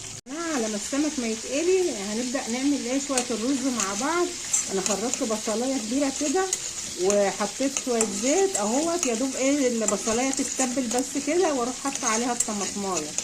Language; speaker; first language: Arabic; native; Arabic